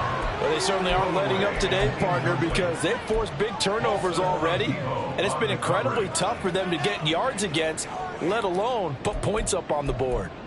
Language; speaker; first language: English; native; English